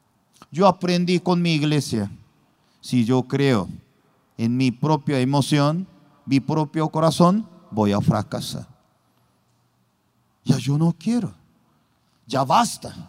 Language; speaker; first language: Spanish; non-native, learner; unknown